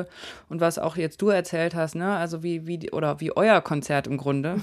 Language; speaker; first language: German; native; German